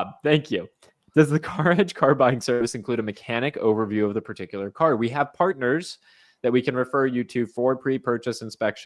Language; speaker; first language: English; native; English